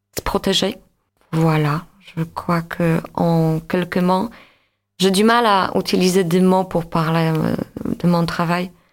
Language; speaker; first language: French; non-native, fluent; Polish